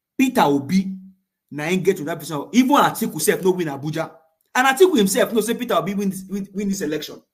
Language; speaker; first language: Nigerian Pidgin; non-native, local second language; Yoruba